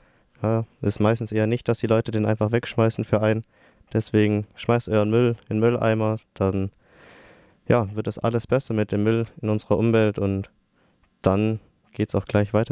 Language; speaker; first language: German; native; German